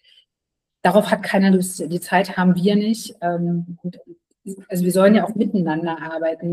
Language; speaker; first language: German; native; German